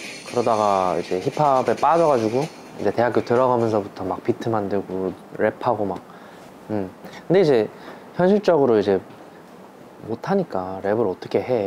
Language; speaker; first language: Korean; early bilingual, heritage; Korean